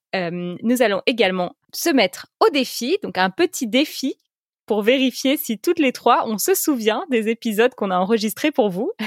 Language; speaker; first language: French; native; French